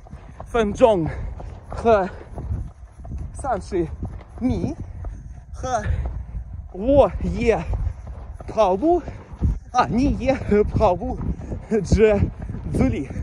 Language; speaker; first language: Chinese; non-native, learner; Russian